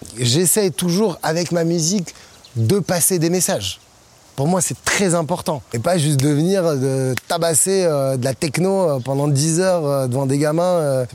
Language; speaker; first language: French; non-native, local second language; Arabic